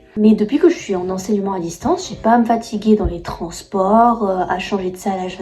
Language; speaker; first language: French; native; French